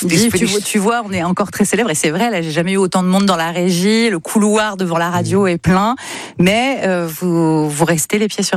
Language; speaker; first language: French; native; French